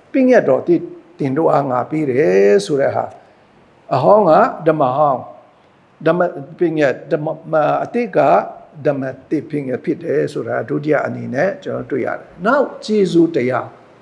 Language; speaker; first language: Burmese; non-native, local second language; Hakha Chin